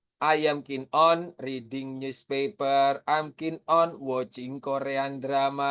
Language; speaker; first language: English; non-native, fluent; Indonesian